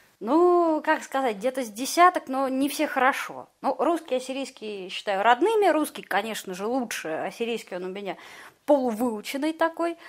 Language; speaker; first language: Russian; native; Russian